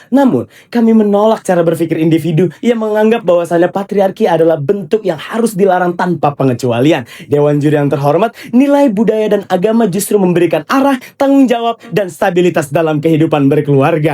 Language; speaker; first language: Indonesian; native; Indonesian